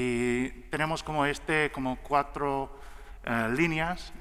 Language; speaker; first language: Spanish; non-native, learner; English